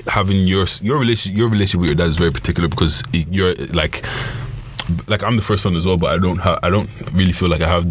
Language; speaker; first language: English; non-native, local second language; Yoruba